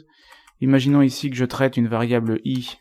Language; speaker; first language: French; native; French